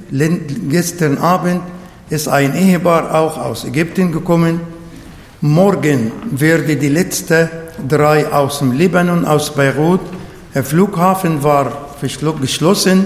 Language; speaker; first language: German; non-native, learner; Arabic